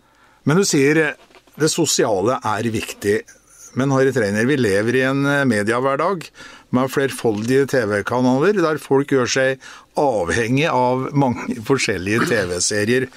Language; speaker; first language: Norwegian; native; Norwegian